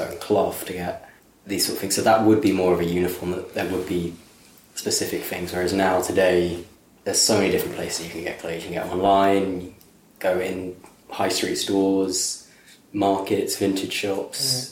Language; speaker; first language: English; native; English